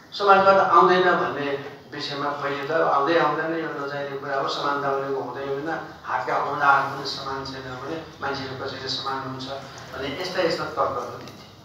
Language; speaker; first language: Nepali; non-native, local second language; Newari